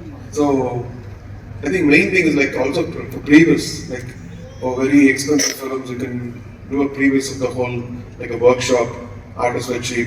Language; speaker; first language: English; non-native, local second language; Tamil